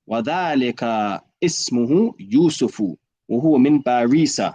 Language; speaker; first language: Arabic; non-native, fluent; English